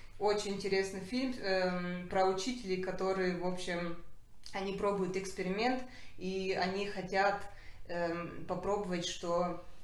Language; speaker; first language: Russian; early bilingual, heritage; Russian